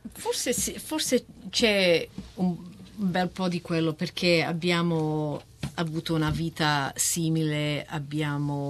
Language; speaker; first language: Italian; early bilingual, heritage; Italian